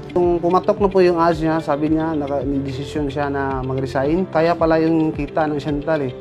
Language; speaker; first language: Filipino; non-native, local second language; Cebuano